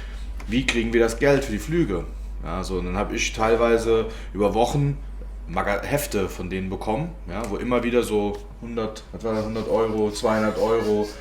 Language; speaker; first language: German; native; German